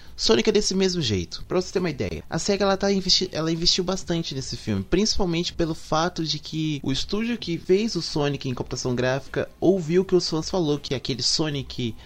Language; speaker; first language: Portuguese; native; Portuguese